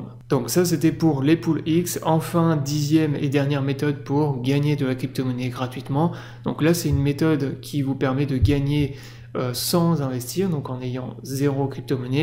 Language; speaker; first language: French; native; French